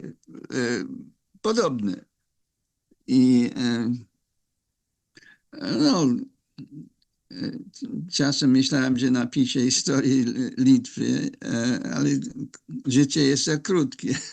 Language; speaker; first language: Polish; non-native, fluent; English